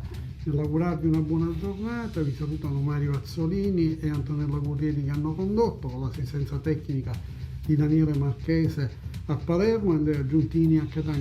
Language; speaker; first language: Italian; native; Italian